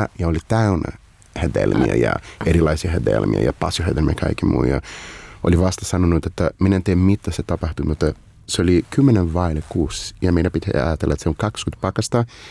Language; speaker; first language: Finnish; non-native, learner; Portuguese